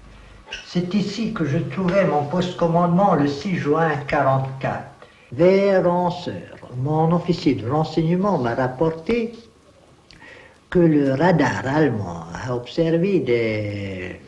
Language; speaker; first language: French; non-native, fluent; German